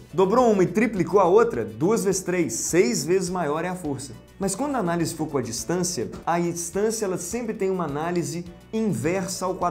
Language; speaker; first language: Portuguese; native; Portuguese